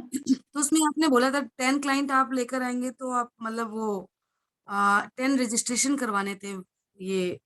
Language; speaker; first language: Hindi; native; Hindi